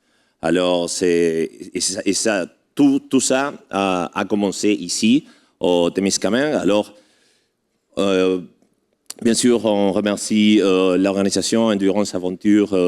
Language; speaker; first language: French; non-native, fluent; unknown